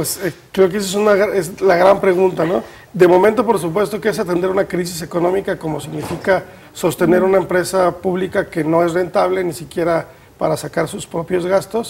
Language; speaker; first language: Spanish; native; Spanish